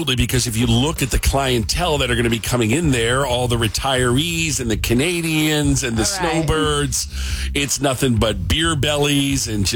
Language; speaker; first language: English; native; English